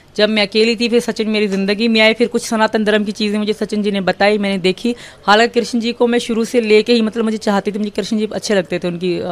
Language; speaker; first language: Urdu; non-native, local second language; Sindhi